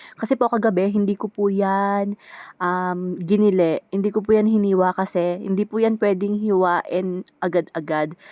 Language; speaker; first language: Filipino; native; Filipino